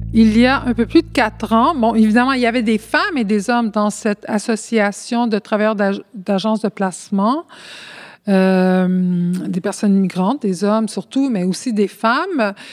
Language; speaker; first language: French; early bilingual, other home language; Spanish